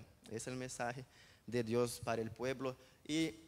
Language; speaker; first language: Spanish; non-native, fluent; Portuguese